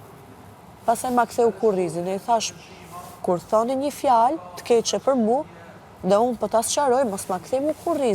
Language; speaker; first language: Albanian; native; Albanian